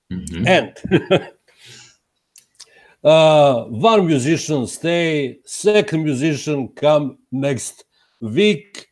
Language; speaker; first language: English; non-native, learner; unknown